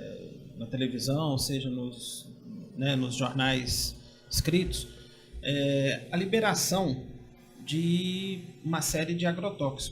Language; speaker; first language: Portuguese; native; Portuguese